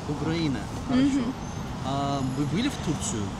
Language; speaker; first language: Russian; non-native, learner; Turkish